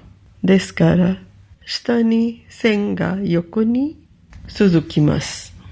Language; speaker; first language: Japanese; non-native, fluent; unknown